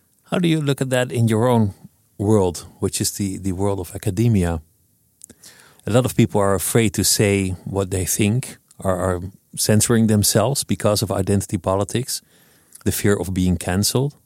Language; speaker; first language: English; non-native, fluent; Dutch